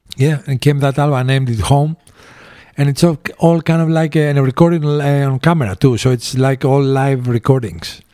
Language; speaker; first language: English; early bilingual, other home language; Greek